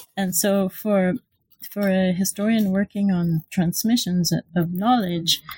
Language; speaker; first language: English; non-native, fluent; Hebrew